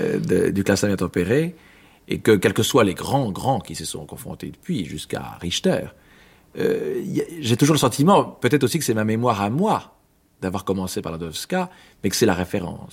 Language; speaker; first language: French; native; French